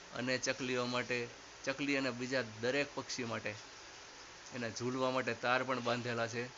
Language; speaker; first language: Gujarati; native; Gujarati